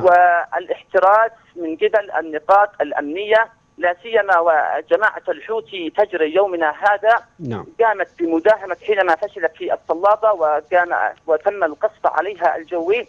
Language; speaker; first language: Arabic; native; Arabic